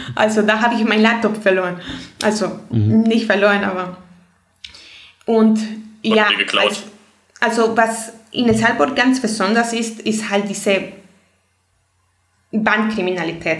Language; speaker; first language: German; non-native, fluent; Spanish